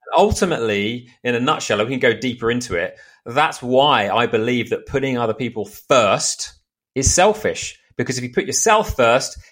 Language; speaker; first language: English; native; English